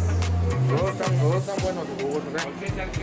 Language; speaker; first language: Spanish; native; Spanish